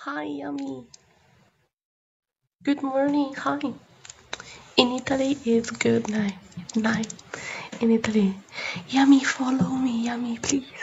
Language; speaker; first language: English; non-native, learner; Italian